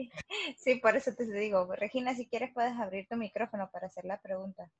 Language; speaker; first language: Spanish; native; Spanish